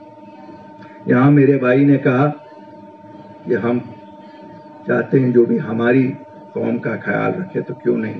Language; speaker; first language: Hindi; non-native, local second language; Kashmiri